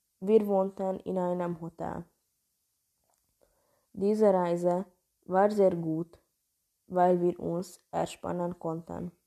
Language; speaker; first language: German; non-native, learner; Hungarian